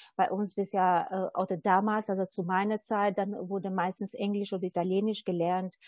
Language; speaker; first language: German; non-native, fluent; Albanian